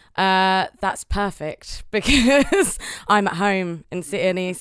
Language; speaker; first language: English; native; English